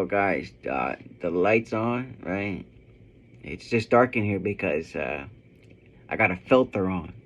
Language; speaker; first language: English; native; English